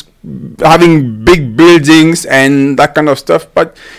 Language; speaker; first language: English; non-native, local second language; French